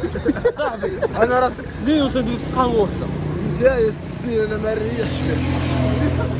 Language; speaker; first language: Arabic; native; Arabic